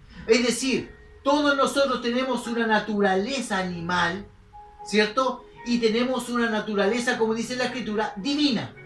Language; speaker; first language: Spanish; native; Spanish